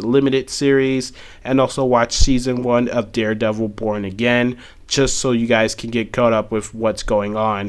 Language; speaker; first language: English; native; English